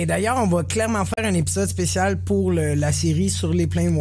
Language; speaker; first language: French; native; French